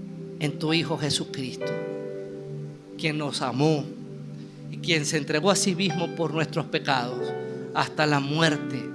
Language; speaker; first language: Spanish; native; Spanish